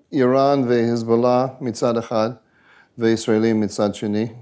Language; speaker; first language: Hebrew; non-native, fluent; English